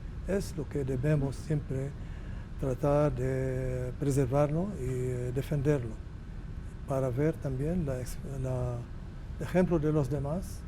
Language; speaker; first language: Spanish; non-native, fluent; Arabic